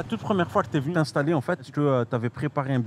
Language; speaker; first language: French; native; French